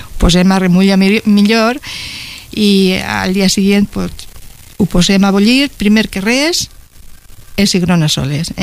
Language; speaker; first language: Catalan; non-native, local second language; Spanish